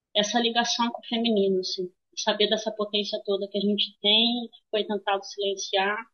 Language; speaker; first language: Portuguese; native; Portuguese